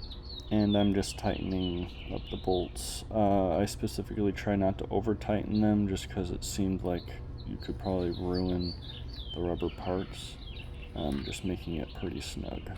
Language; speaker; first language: English; native; English